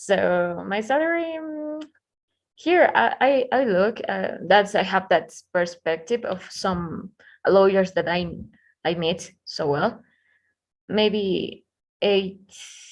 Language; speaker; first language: English; non-native, learner; Spanish